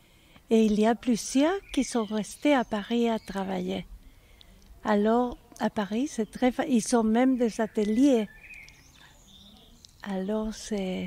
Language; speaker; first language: French; non-native, fluent; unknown